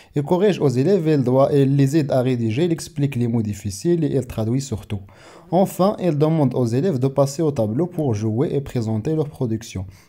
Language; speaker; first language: French; non-native, local second language; Arabic